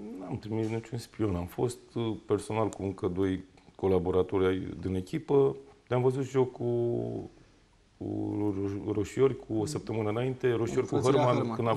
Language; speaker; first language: Romanian; native; Romanian